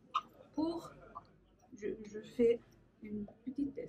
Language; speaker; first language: French; non-native, learner; Arabic